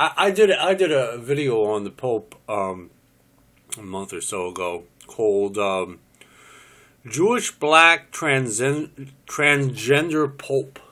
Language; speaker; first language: English; native; English